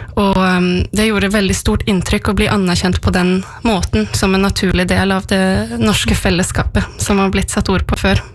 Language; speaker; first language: Norwegian; native; Norwegian